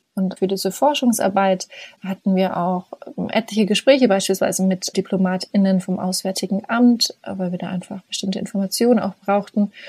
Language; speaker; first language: German; native; German